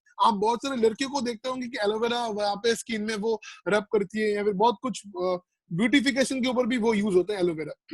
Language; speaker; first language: Hindi; non-native, local second language; Bangla